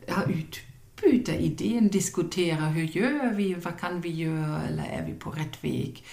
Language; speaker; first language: Swedish; non-native, fluent; German